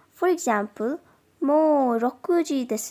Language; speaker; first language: Japanese; non-native, fluent; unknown